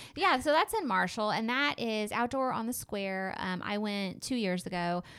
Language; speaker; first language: English; native; English